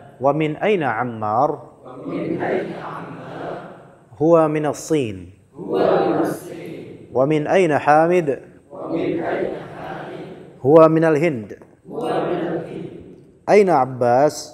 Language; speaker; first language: Arabic; non-native, fluent; Indonesian